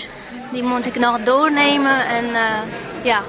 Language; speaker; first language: Dutch; early bilingual, other home language; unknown